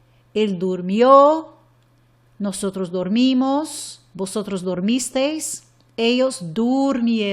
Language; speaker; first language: Spanish; non-native, fluent; English